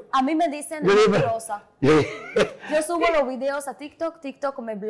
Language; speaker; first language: Spanish; non-native, fluent; Hebrew